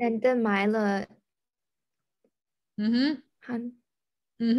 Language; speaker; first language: Chinese; non-native, learner; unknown